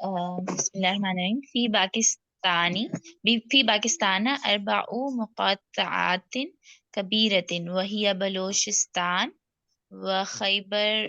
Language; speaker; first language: Arabic; non-native, learner; Urdu